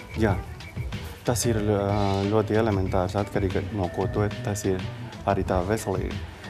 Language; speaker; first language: Latvian; non-native, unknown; Spanish